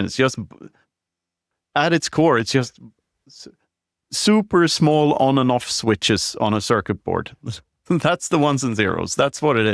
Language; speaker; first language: English; non-native, fluent; Swedish